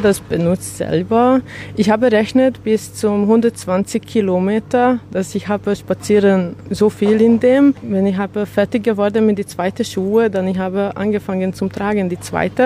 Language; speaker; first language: German; non-native, learner; Hungarian